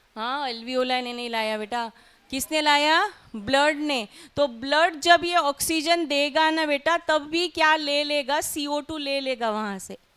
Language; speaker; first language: Hindi; non-native, local second language; Marathi